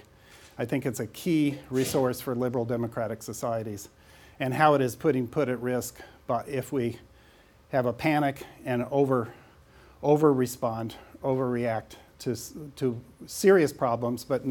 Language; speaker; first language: English; native; English